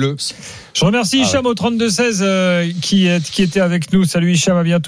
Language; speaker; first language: French; native; French